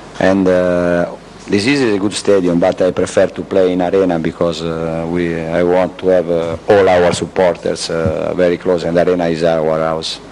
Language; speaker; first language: English; non-native, learner; Italian